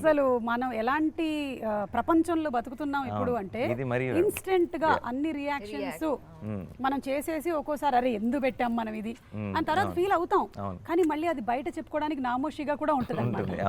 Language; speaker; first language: Telugu; native; Telugu